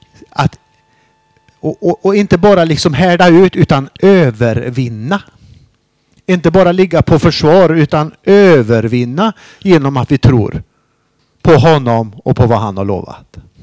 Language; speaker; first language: Swedish; native; Swedish